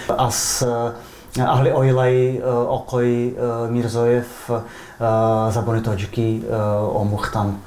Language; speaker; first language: Persian; non-native, fluent; Czech